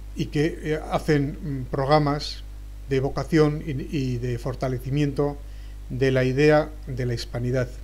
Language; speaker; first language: Spanish; native; Spanish